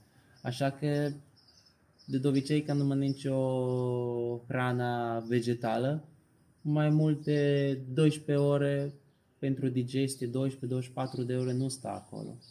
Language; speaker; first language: Romanian; non-native, learner; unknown